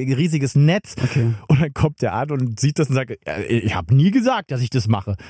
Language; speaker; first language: German; native; German